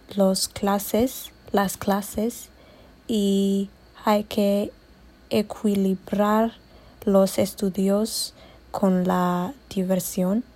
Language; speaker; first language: Spanish; non-native, learner; Amharic